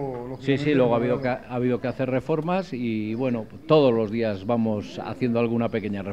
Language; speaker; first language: Spanish; native; Spanish